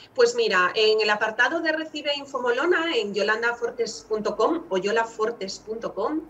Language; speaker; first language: Spanish; native; Spanish